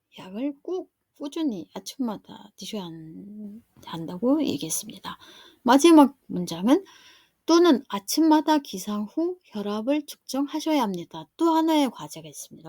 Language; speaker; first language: Korean; non-native, fluent; Mongolian